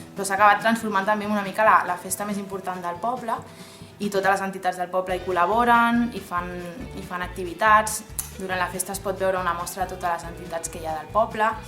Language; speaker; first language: Catalan; native; Catalan